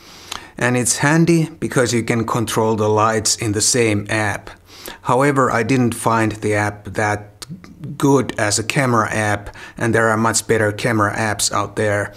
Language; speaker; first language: English; non-native, fluent; Finnish